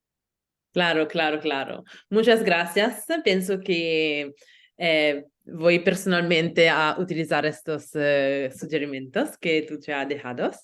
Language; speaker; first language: Spanish; non-native, learner; Italian